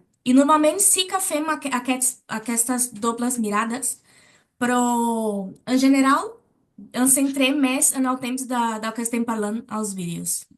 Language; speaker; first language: Catalan; non-native, learner; Portuguese